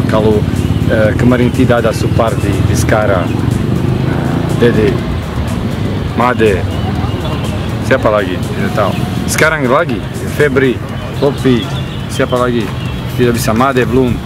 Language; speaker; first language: Indonesian; non-native, learner; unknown